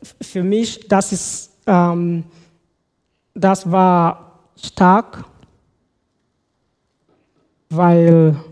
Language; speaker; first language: German; non-native, fluent; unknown